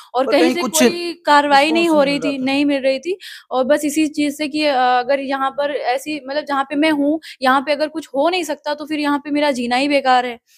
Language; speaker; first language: Hindi; native; Hindi